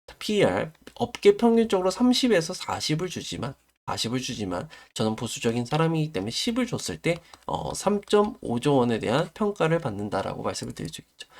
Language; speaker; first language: Korean; native; Korean